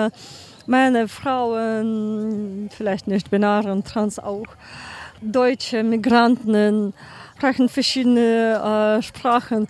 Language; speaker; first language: German; non-native, learner; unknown